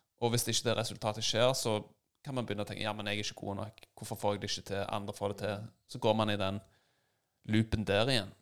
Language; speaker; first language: Norwegian; native; Norwegian